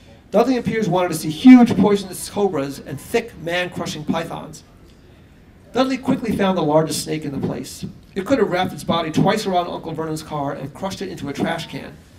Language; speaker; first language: English; native; English